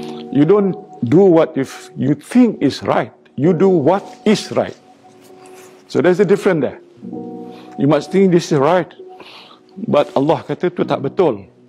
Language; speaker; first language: English; non-native, local second language; Malay